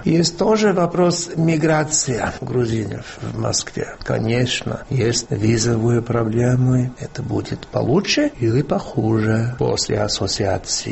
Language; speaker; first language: Russian; non-native, fluent; English